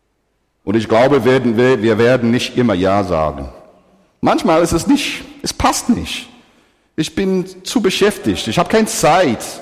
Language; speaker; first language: German; non-native, fluent; English